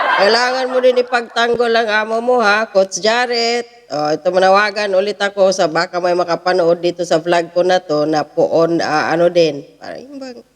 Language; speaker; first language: Filipino; native; Filipino